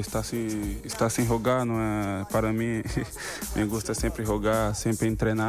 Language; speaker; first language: Spanish; non-native, learner; Portuguese